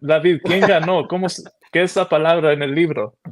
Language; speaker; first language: Spanish; early bilingual, other home language; English